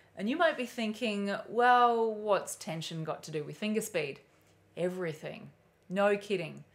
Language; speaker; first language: English; native; English